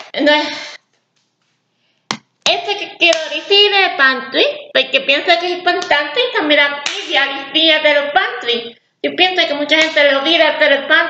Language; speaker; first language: Spanish; early bilingual, heritage; English